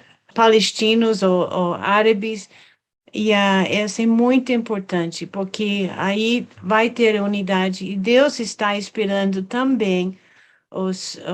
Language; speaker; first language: Portuguese; non-native, fluent; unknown